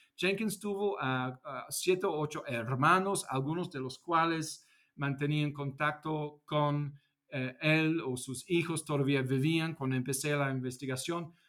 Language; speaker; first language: Spanish; non-native, fluent; English